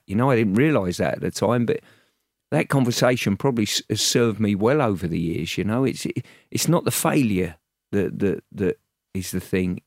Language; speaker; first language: English; native; English